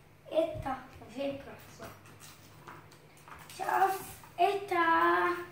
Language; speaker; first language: Russian; non-native, learner; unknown